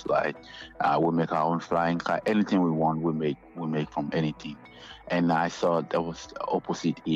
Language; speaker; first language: English; non-native, local second language; Ga